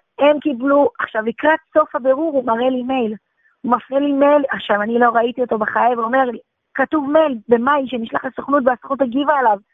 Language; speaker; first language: Hebrew; native; Hebrew